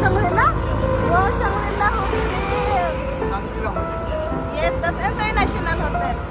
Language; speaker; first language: English; non-native, local second language; Filipino